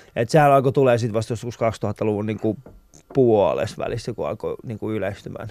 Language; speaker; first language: Finnish; early bilingual, other home language; Persian